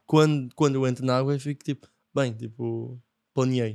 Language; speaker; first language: Portuguese; non-native, fluent; Japanese